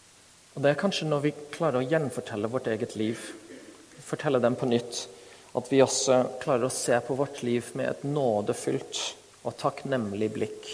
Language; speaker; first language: Norwegian; non-native, fluent; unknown